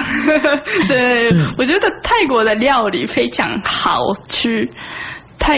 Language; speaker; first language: Chinese; non-native, fluent; Japanese